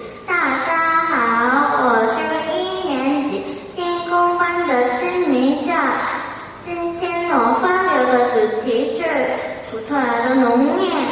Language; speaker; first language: Chinese; non-native, learner; Korean